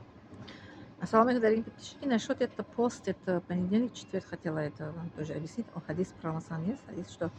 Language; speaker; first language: Russian; non-native, fluent; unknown